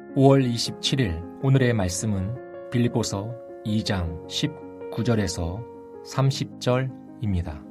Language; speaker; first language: Korean; native; Korean